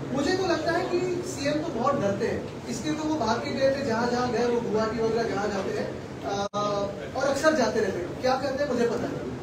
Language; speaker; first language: Hindi; non-native, local second language; Marathi